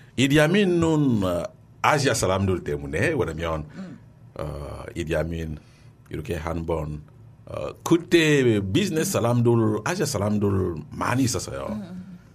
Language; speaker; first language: Korean; non-native, learner; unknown